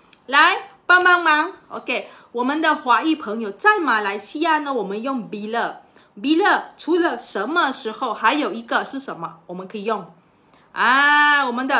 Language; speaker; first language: Chinese; non-native, local second language; Malay